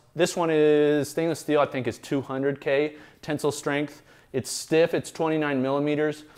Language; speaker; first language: English; native; English